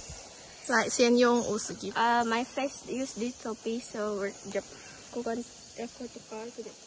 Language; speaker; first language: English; non-native, local second language; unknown